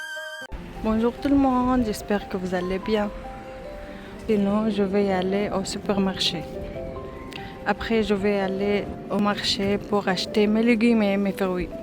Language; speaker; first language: French; non-native, learner; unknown